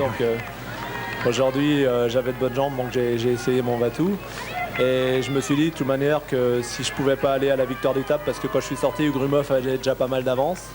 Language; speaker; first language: French; native; French